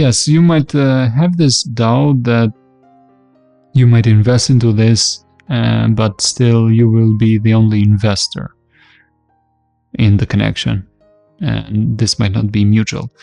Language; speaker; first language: English; non-native, fluent; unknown